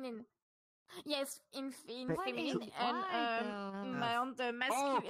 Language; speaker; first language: English; non-native, learner; French